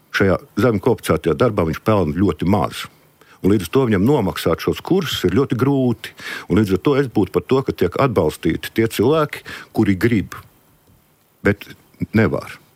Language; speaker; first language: Latvian; non-native, local second language; Russian